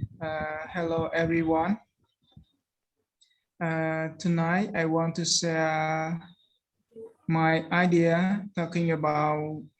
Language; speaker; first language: English; non-native, learner; Khmer